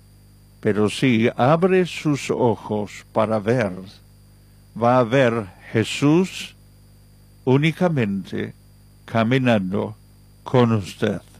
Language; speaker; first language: Spanish; non-native, fluent; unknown